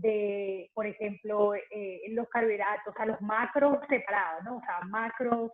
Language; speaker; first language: Spanish; native; Spanish